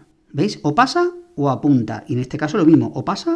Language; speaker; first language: Spanish; native; Spanish